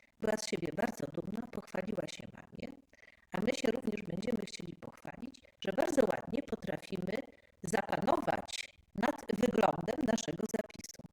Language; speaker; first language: Polish; native; Polish